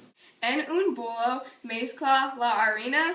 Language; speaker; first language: Spanish; non-native, learner; English